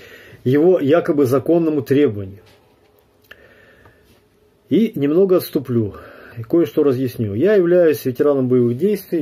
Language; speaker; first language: Russian; native; Russian